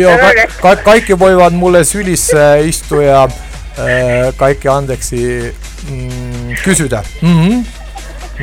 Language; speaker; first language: Finnish; non-native, learner; Estonian